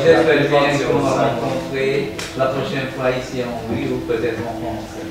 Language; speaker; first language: French; non-native, learner; Hungarian